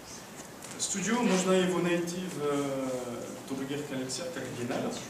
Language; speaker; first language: Russian; non-native, learner; French